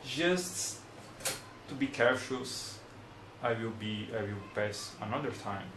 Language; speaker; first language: English; non-native, fluent; Portuguese